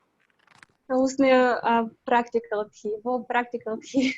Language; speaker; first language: Hindi; non-native, learner; Russian